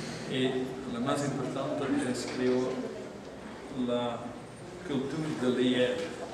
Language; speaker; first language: Spanish; non-native, learner; Dutch